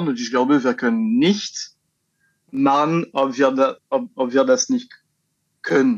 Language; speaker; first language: German; non-native, learner; French